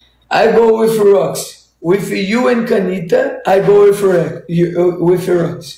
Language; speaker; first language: English; non-native, learner; Portuguese